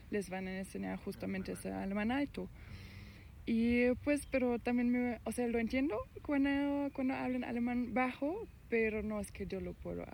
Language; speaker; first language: Spanish; non-native, fluent; German